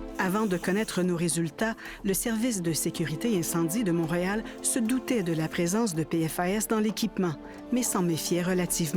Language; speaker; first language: French; native; French